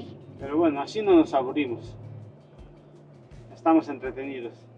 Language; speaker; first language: Spanish; native; Spanish